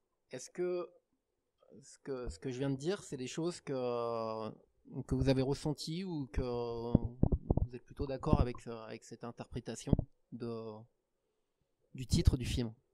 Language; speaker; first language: French; native; French